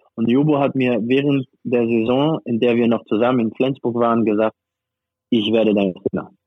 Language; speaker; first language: German; non-native, fluent; French